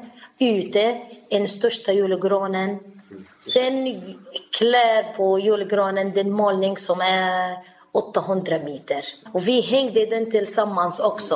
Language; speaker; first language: Swedish; non-native, learner; Arabic